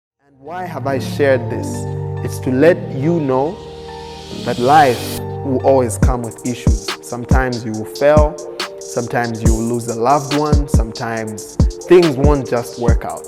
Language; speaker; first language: English; non-native, local second language; Bemba